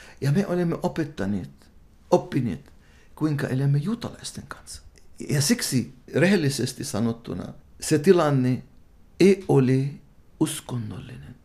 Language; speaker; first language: Finnish; non-native, fluent; Arabic